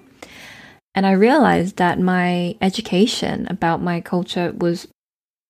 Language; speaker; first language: English; native; English